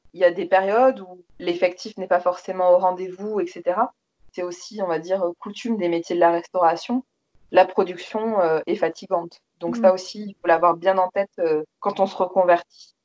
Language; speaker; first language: French; native; French